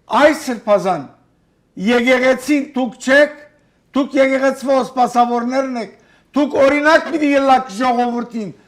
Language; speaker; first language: Armenian; early bilingual, heritage; Armenian